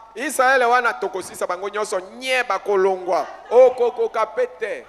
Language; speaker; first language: Lingala; native; Lingala